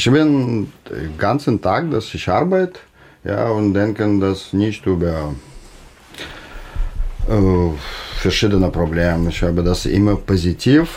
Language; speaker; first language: German; non-native, learner; Russian